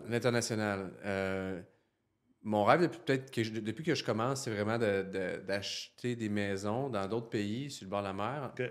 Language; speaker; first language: French; native; French